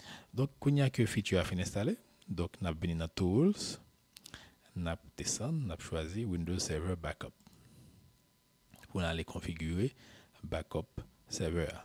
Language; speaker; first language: French; non-native, local second language; Haitian Creole